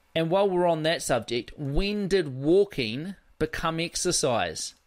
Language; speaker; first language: English; native; English